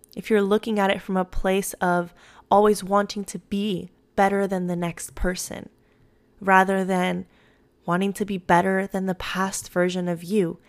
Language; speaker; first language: English; early bilingual, other home language; Spanish